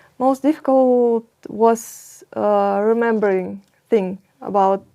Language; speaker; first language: English; non-native, fluent; Russian